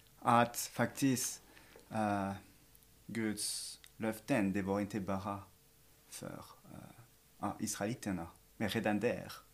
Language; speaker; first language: Swedish; non-native, fluent; French